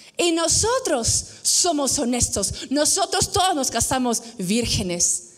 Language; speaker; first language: Spanish; non-native, fluent; English